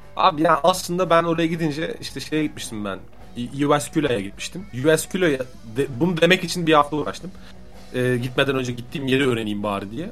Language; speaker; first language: Turkish; native; Turkish